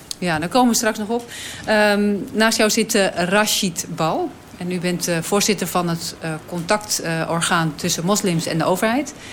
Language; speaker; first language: Dutch; native; Dutch